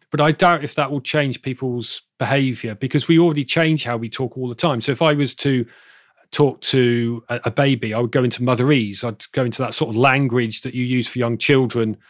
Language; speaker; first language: English; native; English